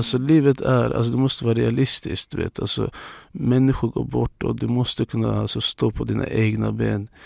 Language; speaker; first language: Swedish; non-native, fluent; Azerbaijani